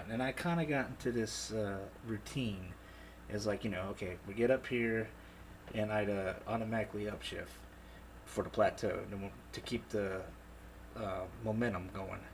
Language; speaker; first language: English; native; English